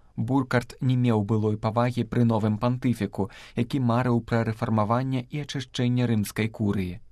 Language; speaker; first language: Belarusian; native; Belarusian